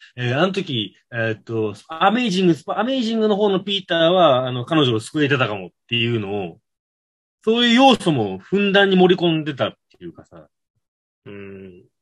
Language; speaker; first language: Japanese; native; Japanese